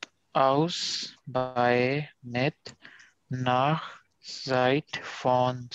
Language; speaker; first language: German; non-native, learner; Urdu